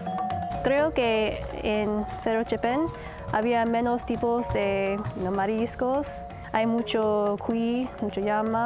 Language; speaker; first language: Spanish; non-native, fluent; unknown